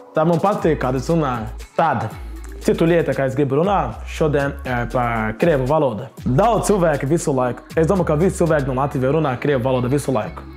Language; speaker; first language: Latvian; non-native, learner; Portuguese